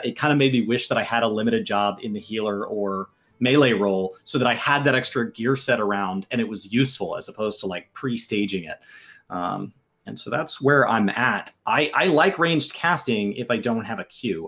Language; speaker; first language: English; native; English